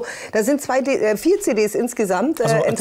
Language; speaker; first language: German; native; German